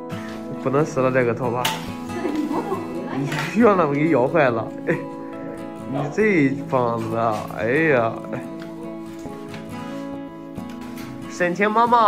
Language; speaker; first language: Chinese; native; Chinese